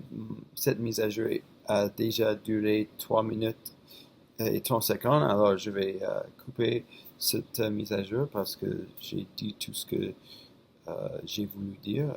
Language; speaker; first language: French; non-native, fluent; English